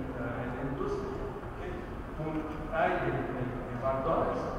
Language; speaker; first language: Spanish; non-native, learner; French